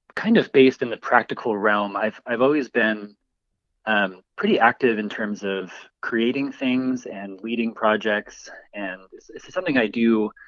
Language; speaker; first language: English; native; English